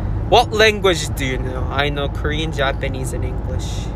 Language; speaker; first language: English; non-native, learner; Japanese